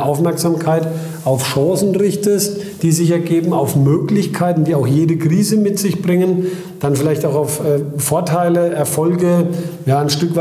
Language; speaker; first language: German; native; German